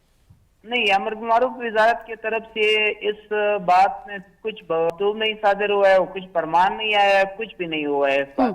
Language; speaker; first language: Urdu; non-native, learner; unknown